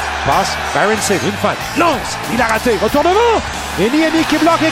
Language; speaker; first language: French; native; French